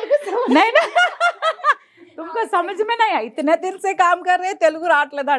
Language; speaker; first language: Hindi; non-native, local second language; Telugu